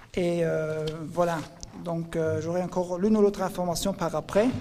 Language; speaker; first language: French; non-native, local second language; Luxembourgish